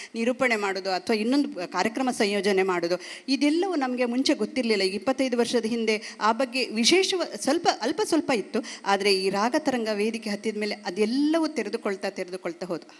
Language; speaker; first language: Kannada; native; Kannada